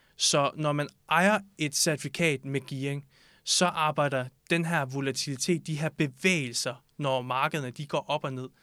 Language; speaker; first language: Danish; native; Danish